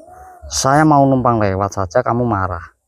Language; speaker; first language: Indonesian; native; Indonesian